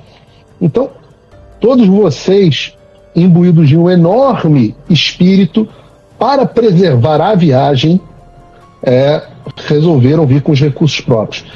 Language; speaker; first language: Portuguese; native; Portuguese